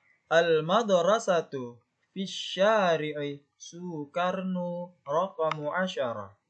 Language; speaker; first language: Arabic; non-native, fluent; Indonesian